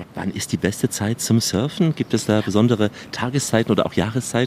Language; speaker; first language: German; native; German